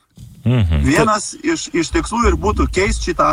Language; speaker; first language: Lithuanian; native; Lithuanian